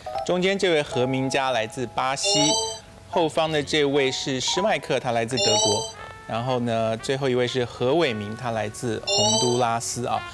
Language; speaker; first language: Chinese; native; Chinese